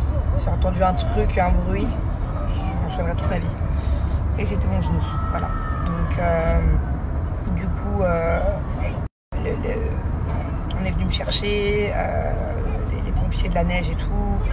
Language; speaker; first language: French; native; French